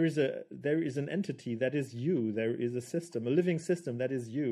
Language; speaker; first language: English; non-native, fluent; German